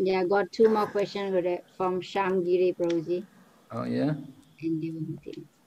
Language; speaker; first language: English; non-native, fluent; Nepali